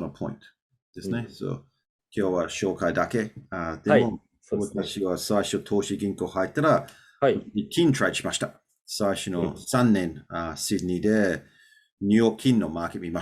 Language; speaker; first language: Japanese; non-native, learner; English